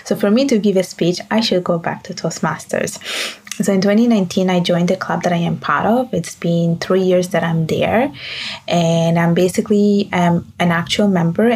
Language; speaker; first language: English; non-native, fluent; Italian